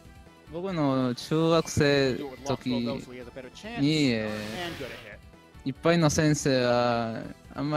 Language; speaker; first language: Japanese; non-native, learner; Spanish